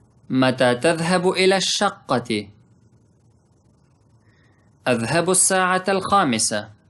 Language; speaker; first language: Arabic; non-native, fluent; Pashto